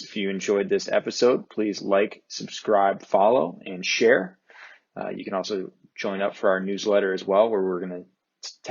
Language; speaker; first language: English; native; English